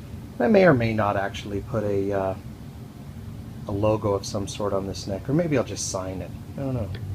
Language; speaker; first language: English; native; English